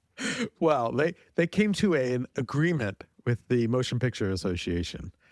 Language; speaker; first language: English; native; English